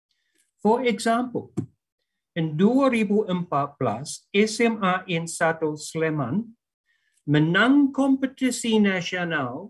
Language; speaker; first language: Indonesian; non-native, fluent; English